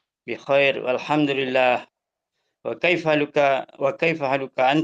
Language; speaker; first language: Arabic; non-native, learner; Malay